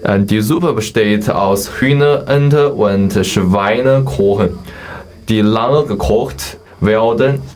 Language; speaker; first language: German; non-native, learner; Chinese